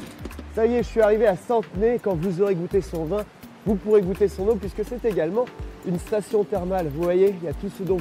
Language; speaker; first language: French; native; French